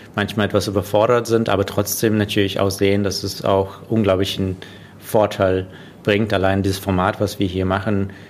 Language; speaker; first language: German; non-native, fluent; Russian